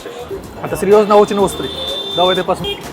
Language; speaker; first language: Russian; non-native, learner; Hindi